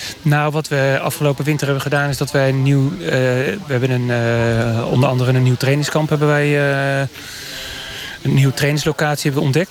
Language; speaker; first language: Dutch; native; Dutch